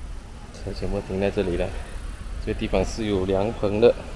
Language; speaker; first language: Chinese; native; Chinese